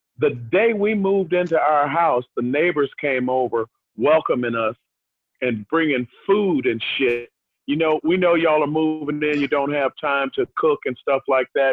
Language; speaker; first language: English; native; English